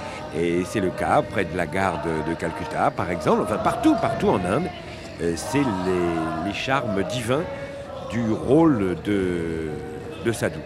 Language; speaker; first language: French; native; French